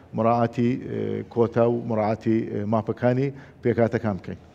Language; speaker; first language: Central Kurdish; non-native, local second language; Assyrian Neo-Aramaic